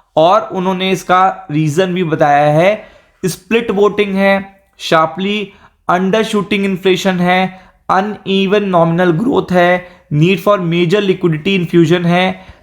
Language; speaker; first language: Hindi; native; Hindi